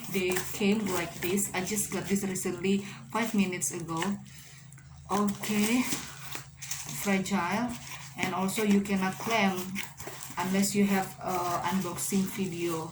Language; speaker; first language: English; non-native, learner; Indonesian